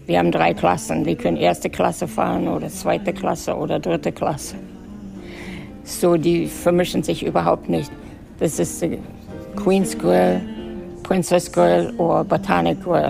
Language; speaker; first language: German; native; German